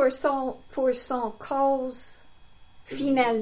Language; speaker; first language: French; non-native, learner; English